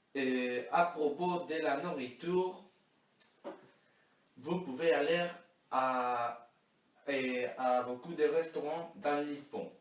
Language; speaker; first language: French; non-native, learner; Spanish